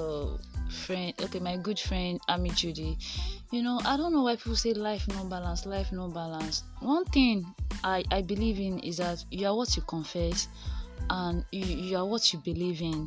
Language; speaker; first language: English; non-native, local second language; Yoruba